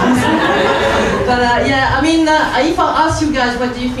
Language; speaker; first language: English; non-native, fluent; French